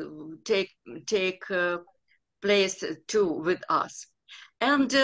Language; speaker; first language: English; non-native, learner; Ukrainian